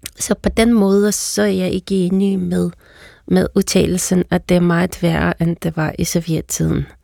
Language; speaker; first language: Danish; non-native, fluent; Russian